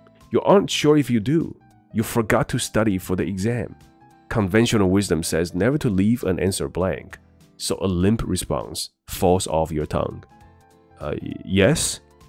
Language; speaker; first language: English; non-native, fluent; Chinese